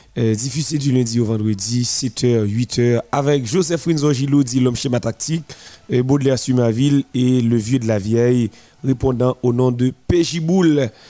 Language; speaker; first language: French; non-native, local second language; Haitian Creole